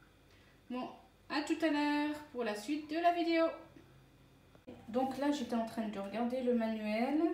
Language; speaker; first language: French; native; French